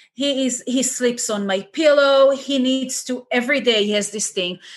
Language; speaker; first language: English; non-native, fluent; Hebrew